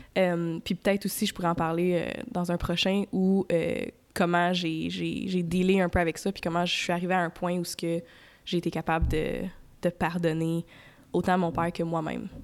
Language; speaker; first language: French; native; French